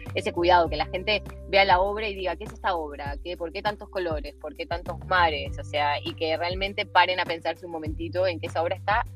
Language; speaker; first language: Spanish; native; Spanish